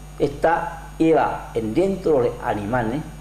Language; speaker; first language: Spanish; non-native, learner; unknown